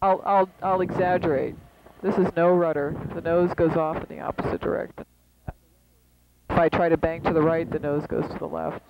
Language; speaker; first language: English; native; English